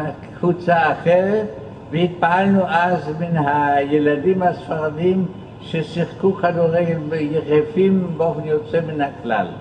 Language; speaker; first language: Hebrew; non-native, fluent; German